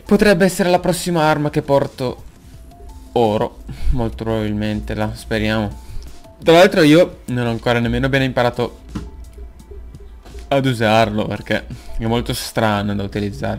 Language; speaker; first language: Italian; native; Italian